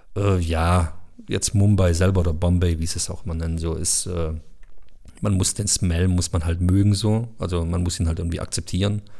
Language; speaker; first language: German; early bilingual, other home language; Bosnian